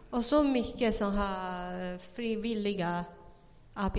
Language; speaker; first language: Swedish; non-native, fluent; Chinese